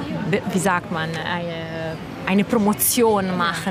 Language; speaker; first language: German; non-native, fluent; Italian